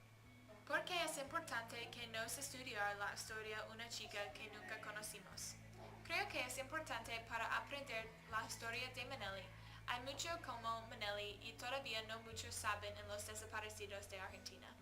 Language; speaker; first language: Spanish; non-native, learner; English